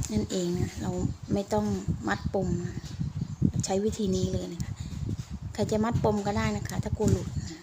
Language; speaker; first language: Thai; native; Thai